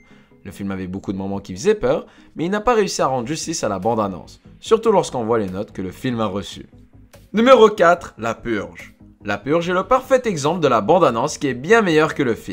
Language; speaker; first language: French; native; French